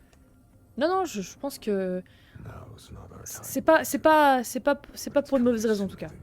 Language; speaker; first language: French; native; French